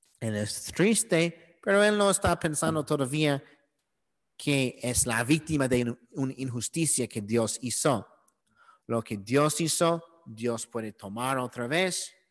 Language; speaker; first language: Spanish; non-native, learner; English